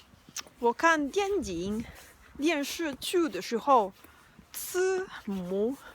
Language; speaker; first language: Chinese; non-native, learner; Spanish